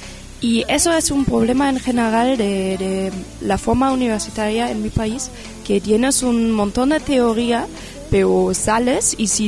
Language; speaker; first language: Spanish; non-native, fluent; German